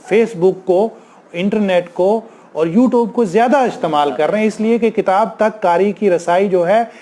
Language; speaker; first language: Urdu; native; Urdu